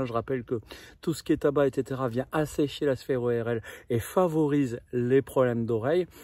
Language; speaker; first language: French; native; French